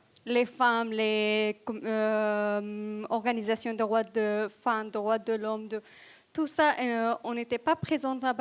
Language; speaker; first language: French; non-native, fluent; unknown